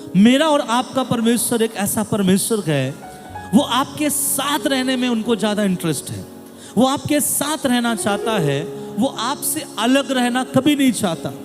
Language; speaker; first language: Hindi; non-native, local second language; Bangla